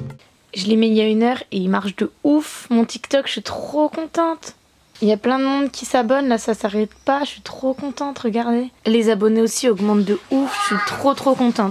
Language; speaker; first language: French; native; French